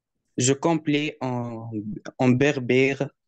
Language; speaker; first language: French; non-native, learner; Arabic